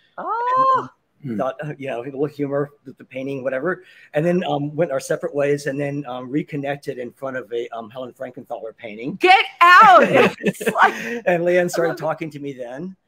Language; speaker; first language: English; native; English